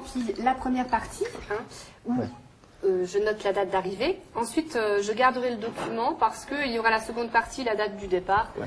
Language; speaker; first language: French; native; French